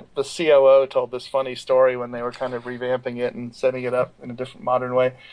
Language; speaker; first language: English; native; English